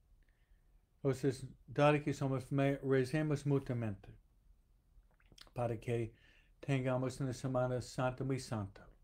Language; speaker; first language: Spanish; non-native, fluent; English